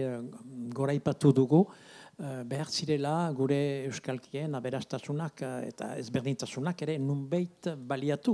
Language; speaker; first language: Basque; native; Basque